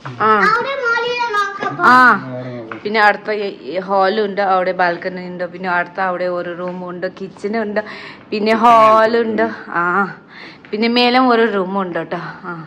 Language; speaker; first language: Malayalam; non-native, learner; Nepali